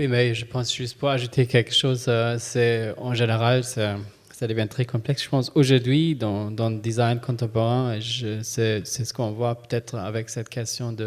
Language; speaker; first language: French; non-native, fluent; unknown